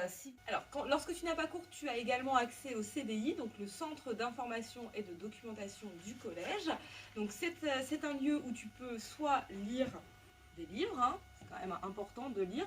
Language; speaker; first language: French; native; French